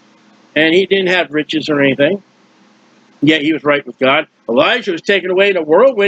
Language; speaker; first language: English; native; English